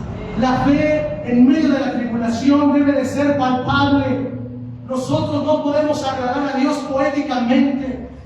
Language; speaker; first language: Spanish; native; Spanish